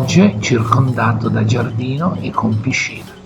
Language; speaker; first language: Italian; native; Italian